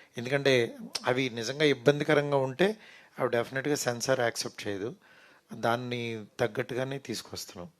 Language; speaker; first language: Telugu; native; Telugu